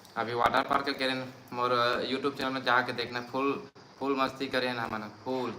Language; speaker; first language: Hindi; non-native, local second language; Chhattisgarhi